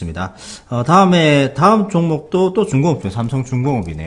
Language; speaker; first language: Korean; native; Korean